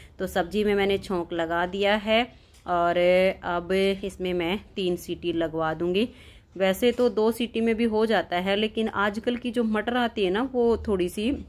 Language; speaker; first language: Hindi; native; Hindi